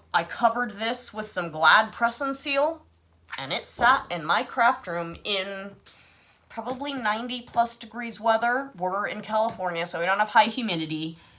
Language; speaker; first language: English; native; English